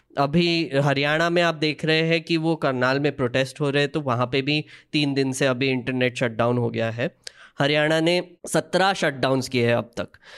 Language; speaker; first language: Hindi; non-native, local second language; Marathi